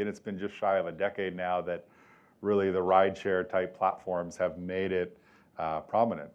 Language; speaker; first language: English; native; English